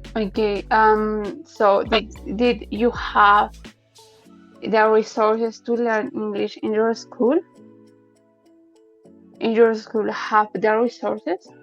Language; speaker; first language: English; non-native, learner; Spanish